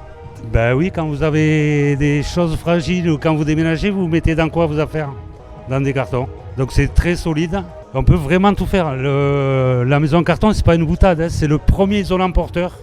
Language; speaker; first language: French; native; French